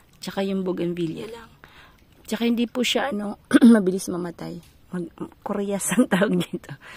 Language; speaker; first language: Filipino; non-native, local second language; Bikol